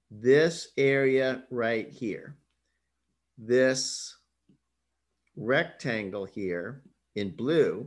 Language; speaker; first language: English; native; English